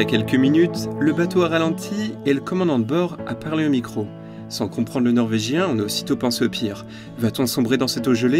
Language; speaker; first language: French; native; French